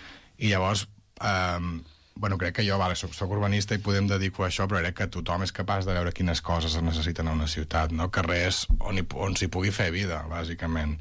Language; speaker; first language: Catalan; native; Catalan